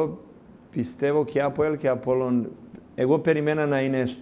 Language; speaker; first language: Greek; non-native, learner; Serbian